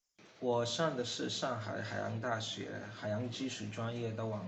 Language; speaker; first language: Chinese; non-native, fluent; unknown